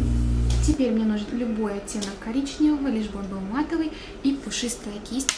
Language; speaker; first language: Russian; native; Russian